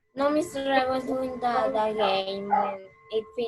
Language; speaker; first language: English; non-native, learner; Spanish